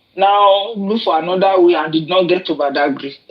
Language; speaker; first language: English; non-native, local second language; Yoruba